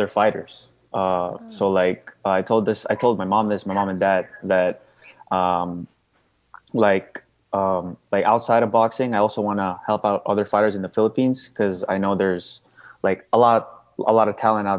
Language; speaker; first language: English; non-native, local second language; Cebuano